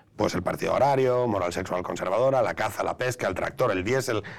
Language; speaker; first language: Spanish; native; Spanish